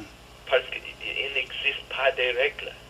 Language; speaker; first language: French; non-native, learner; English